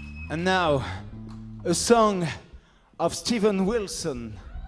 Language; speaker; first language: English; non-native, learner; French